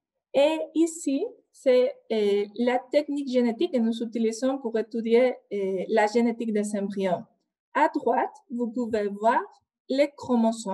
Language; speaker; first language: French; non-native, fluent; Spanish